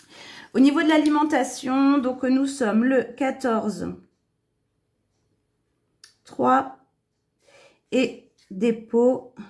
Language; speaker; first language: French; native; French